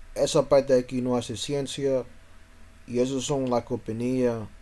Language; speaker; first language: Spanish; non-native, learner; English